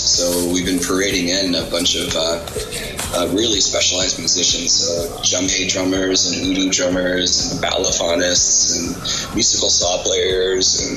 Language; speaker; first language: English; native; English